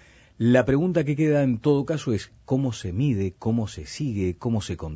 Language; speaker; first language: Spanish; native; Spanish